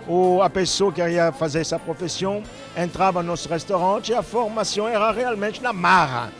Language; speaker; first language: Portuguese; non-native, fluent; French